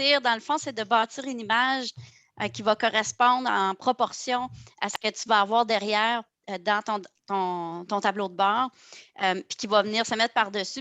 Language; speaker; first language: French; native; French